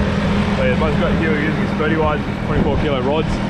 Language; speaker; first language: English; native; English